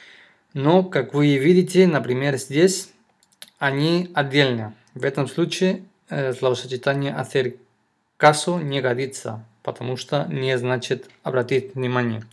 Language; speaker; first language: Russian; non-native, fluent; Spanish